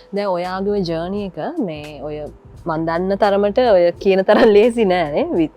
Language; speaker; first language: Sinhala; native; Sinhala